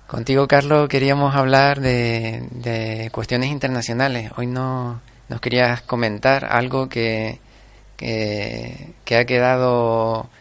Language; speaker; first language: Spanish; native; Spanish